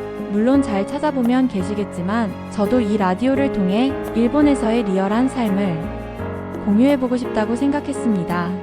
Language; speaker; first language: Korean; non-native, fluent; Japanese